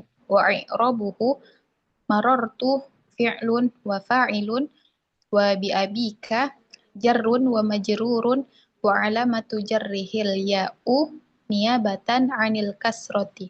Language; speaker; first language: Arabic; non-native, learner; Indonesian